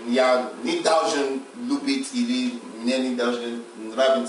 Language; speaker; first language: Russian; non-native, learner; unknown